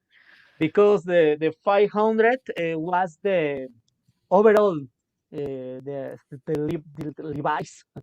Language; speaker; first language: English; non-native, local second language; Spanish